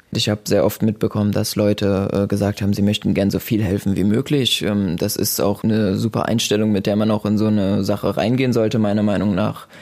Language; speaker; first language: German; native; German